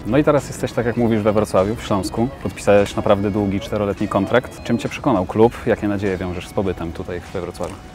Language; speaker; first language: Polish; native; Polish